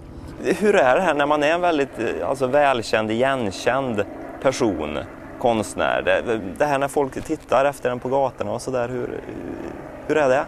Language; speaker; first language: Swedish; native; Swedish